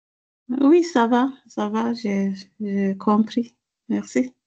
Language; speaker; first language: French; non-native, local second language; Rundi